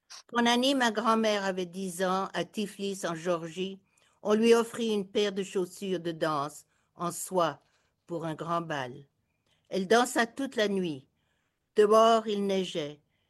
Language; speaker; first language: French; early bilingual, heritage; French